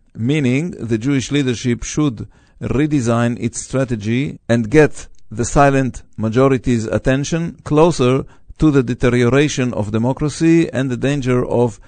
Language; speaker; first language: English; non-native, fluent; Hebrew